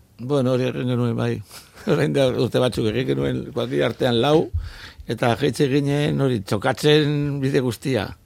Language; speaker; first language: Basque; non-native, local second language; Spanish